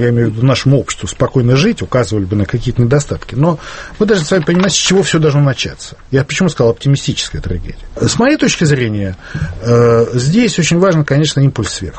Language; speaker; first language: Russian; native; Russian